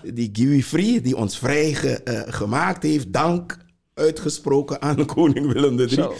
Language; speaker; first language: Dutch; non-native, local second language; Sranan Tongo